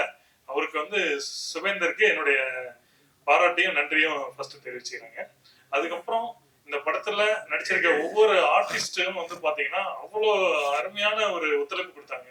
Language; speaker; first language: Tamil; native; Tamil